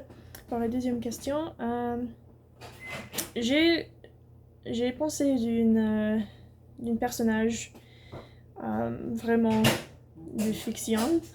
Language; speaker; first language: French; non-native, learner; English